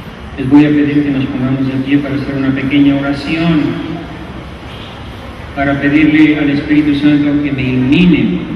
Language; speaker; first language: Spanish; native; Spanish